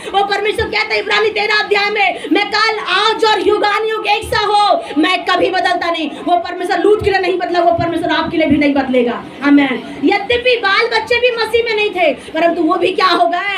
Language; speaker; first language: Hindi; native; Hindi